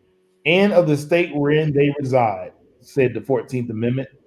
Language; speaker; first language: English; native; English